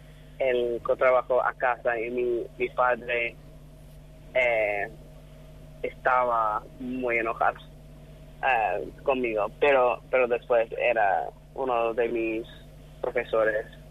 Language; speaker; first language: Spanish; non-native, fluent; English